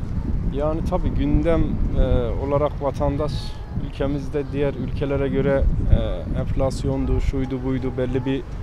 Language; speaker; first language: Turkish; native; Turkish